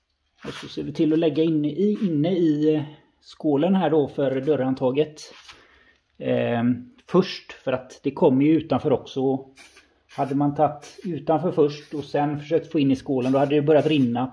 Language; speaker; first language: Swedish; native; Swedish